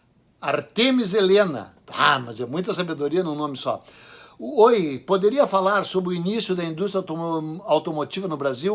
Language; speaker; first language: Portuguese; native; Portuguese